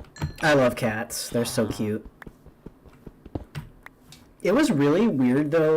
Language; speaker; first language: English; native; English